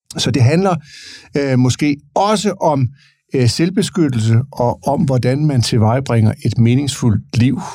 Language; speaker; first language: Danish; native; Danish